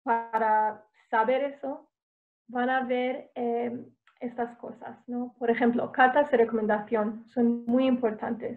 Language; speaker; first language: Spanish; non-native, fluent; English